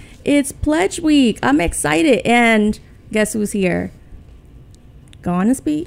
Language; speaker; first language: English; early bilingual, other home language; Spanish